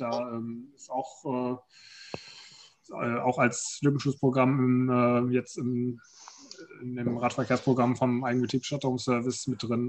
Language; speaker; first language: German; native; German